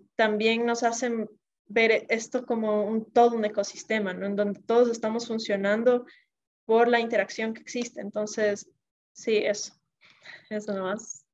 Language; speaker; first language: Spanish; native; Spanish